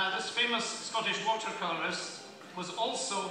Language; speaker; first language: English; native; English